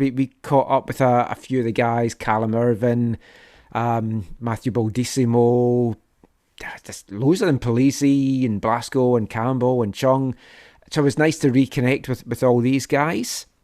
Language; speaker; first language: English; native; English